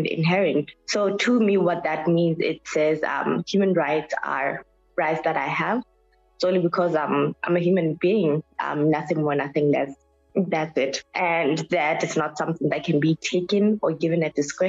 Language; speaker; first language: English; non-native, local second language; Southern Sotho